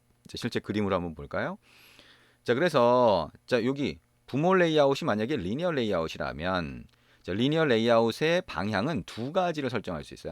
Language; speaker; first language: Korean; native; Korean